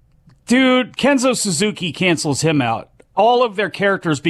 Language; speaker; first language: English; native; English